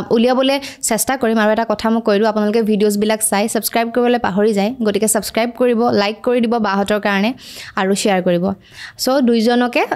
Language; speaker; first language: Assamese; native; Assamese